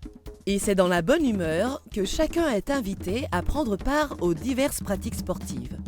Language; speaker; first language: French; native; French